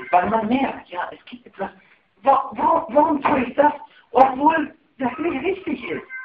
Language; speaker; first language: German; non-native, fluent; Arabic